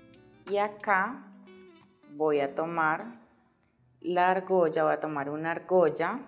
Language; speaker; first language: Spanish; native; Spanish